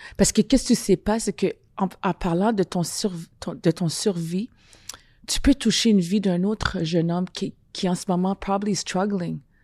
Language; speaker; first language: French; native; French